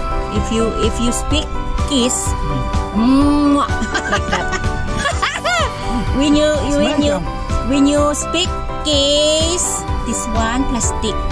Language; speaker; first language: English; non-native, learner; Filipino